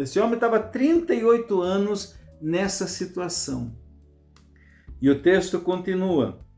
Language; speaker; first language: Portuguese; native; Portuguese